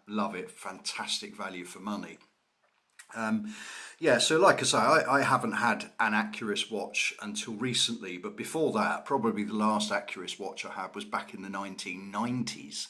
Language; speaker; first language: English; native; English